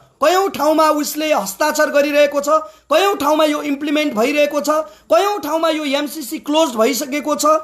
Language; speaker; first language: Nepali; native; Nepali